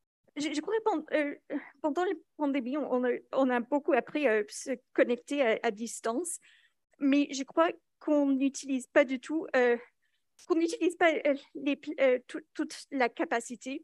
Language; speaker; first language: French; non-native, local second language; English